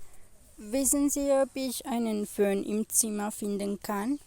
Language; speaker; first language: German; non-native, learner; Spanish